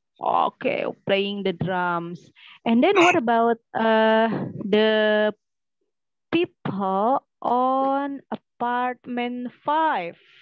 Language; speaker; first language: English; non-native, fluent; Indonesian